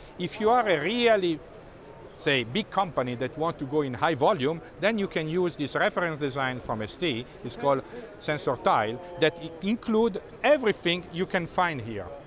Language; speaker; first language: English; non-native, fluent; Italian